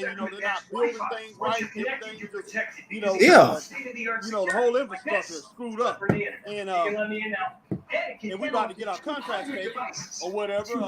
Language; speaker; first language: English; native; English